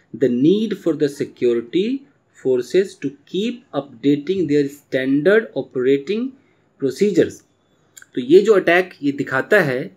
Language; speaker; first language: Hindi; native; Hindi